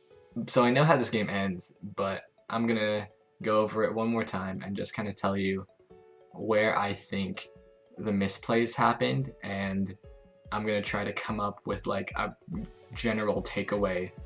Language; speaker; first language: English; native; English